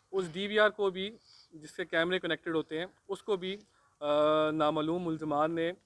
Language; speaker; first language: Urdu; non-native, local second language; Pashto